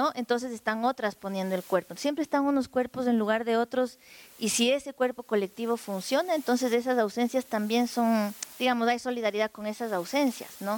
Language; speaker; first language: Spanish; native; Spanish